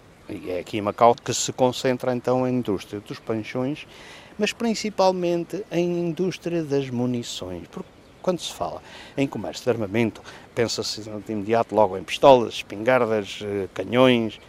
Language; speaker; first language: Portuguese; native; Portuguese